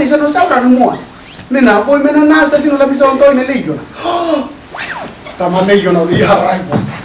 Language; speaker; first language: Finnish; non-native, learner; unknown